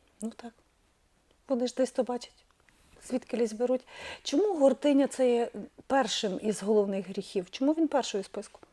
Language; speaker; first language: Ukrainian; native; Ukrainian